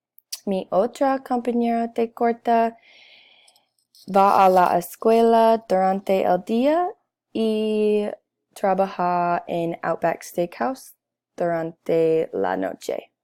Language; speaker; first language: Spanish; non-native, learner; English